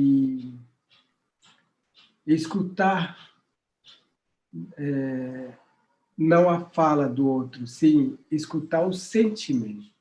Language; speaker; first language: Portuguese; non-native, local second language; Guarani